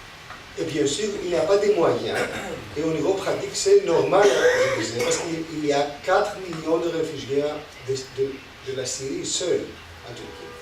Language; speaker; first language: French; non-native, fluent; Greek